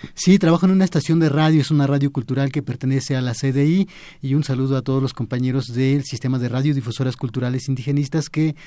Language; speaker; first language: Spanish; non-native, local second language; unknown